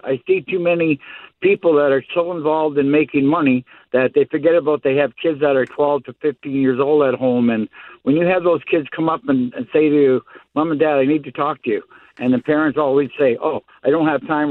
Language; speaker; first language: English; native; English